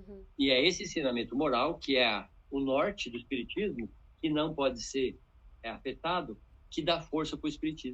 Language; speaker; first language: Portuguese; native; Portuguese